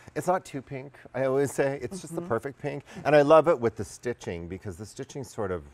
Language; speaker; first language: English; native; English